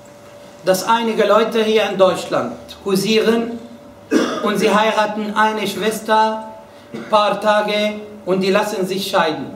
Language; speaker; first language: German; non-native, fluent; Arabic